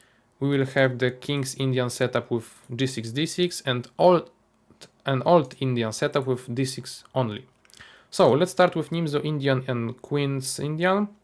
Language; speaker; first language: English; non-native, fluent; Polish